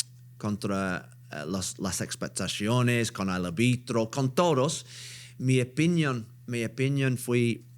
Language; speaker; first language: Spanish; non-native, learner; English